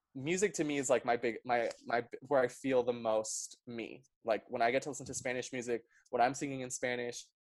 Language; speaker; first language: English; early bilingual, other home language; Spanish